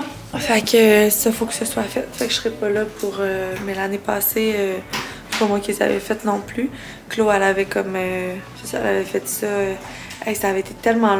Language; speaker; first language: French; native; French